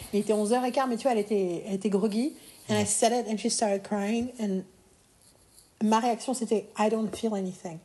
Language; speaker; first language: French; native; French